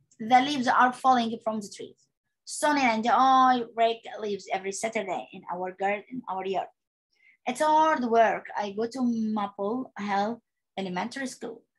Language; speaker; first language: English; non-native, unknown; Arabic